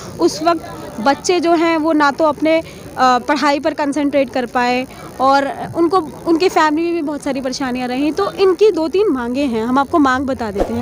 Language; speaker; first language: Hindi; native; Hindi